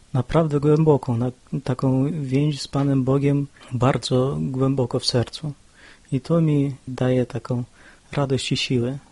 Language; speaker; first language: Polish; early bilingual, other home language; Russian